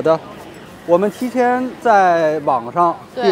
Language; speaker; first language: Chinese; native; Chinese